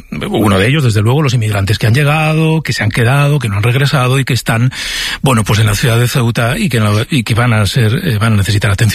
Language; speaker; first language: Spanish; native; Spanish